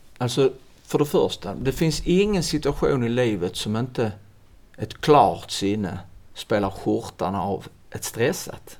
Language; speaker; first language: Swedish; native; Swedish